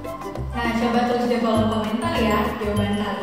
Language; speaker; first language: Indonesian; native; Indonesian